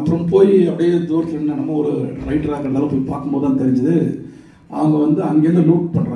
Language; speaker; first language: Tamil; native; Tamil